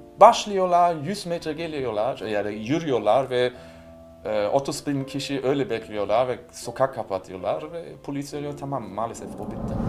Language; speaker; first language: Turkish; non-native, learner; German